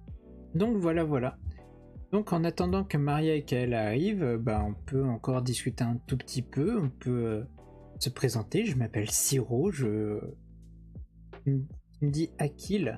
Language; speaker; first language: French; native; French